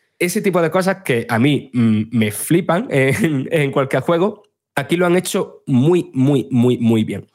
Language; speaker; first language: Spanish; native; Spanish